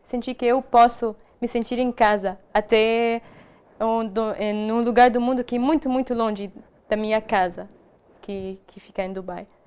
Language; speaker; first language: Portuguese; non-native, fluent; Arabic